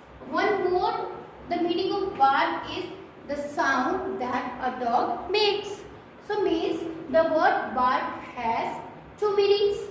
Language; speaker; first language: English; non-native, local second language; Hindi